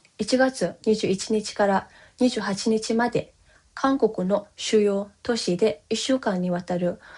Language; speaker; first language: Japanese; non-native, fluent; Tibetan